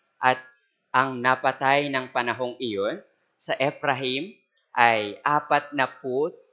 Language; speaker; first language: Filipino; non-native, local second language; Pampanga